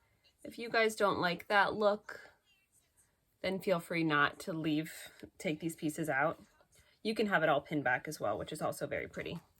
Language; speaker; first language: English; native; English